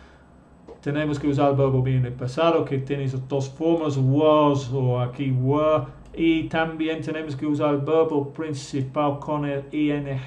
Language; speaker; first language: Spanish; non-native, fluent; English